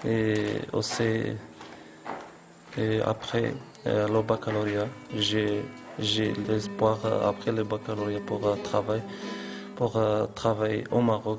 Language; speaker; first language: French; non-native, learner; Arabic